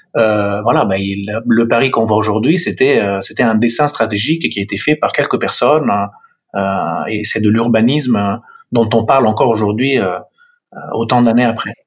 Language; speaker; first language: French; non-native, fluent; Italian